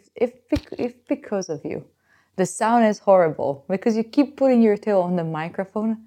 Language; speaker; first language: English; non-native, fluent; Italian